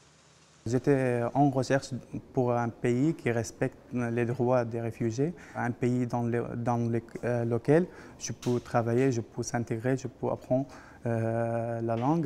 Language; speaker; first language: French; non-native, fluent; Arabic